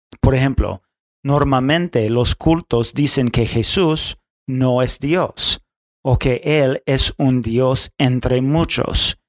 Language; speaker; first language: Spanish; non-native, fluent; English